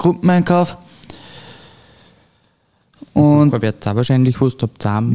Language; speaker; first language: German; native; German